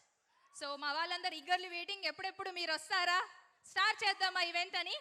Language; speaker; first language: Telugu; native; Telugu